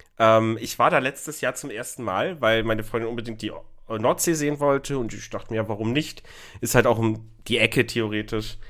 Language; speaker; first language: German; native; German